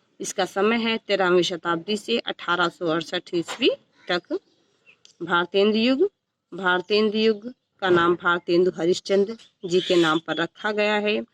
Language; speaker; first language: Hindi; native; Hindi